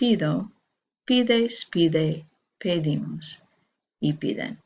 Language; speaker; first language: Spanish; non-native, fluent; English